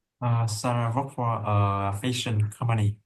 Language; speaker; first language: English; non-native, learner; Vietnamese